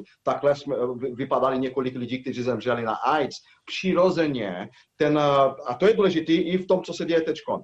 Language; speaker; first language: Czech; non-native, fluent; Portuguese